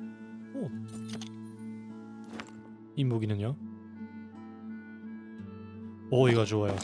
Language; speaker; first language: Korean; non-native, fluent; German